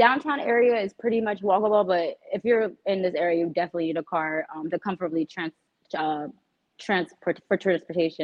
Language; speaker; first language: English; native; English